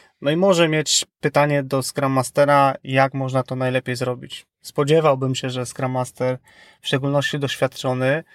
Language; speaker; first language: Polish; native; Polish